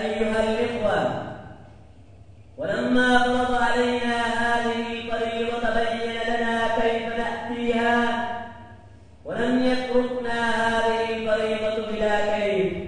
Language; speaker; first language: Arabic; non-native, fluent; Urdu